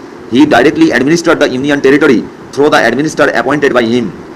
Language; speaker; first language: English; non-native, local second language; Bangla